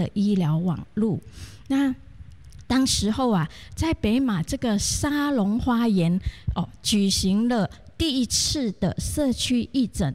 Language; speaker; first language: Chinese; native; Chinese